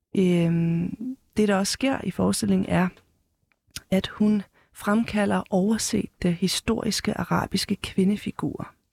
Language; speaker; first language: Danish; early bilingual, heritage; Danish